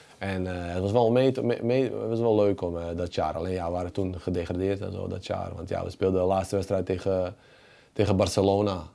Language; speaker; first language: Dutch; early bilingual, other home language; Bosnian